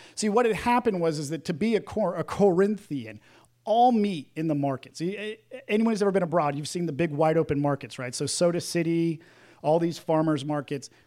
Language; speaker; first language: English; native; English